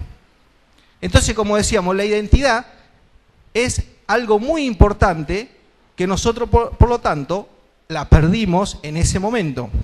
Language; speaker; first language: Spanish; native; Spanish